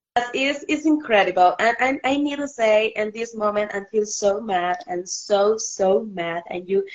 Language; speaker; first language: English; non-native, learner; Spanish